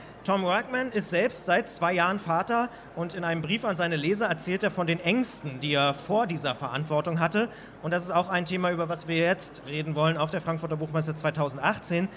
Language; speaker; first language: German; native; German